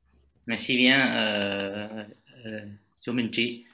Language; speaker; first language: French; non-native, learner; Vietnamese